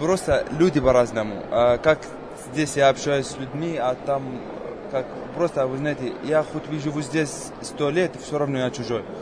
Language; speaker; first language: Russian; non-native, fluent; Arabic